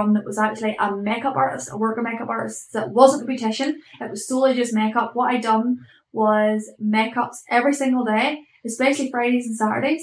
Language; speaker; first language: English; native; English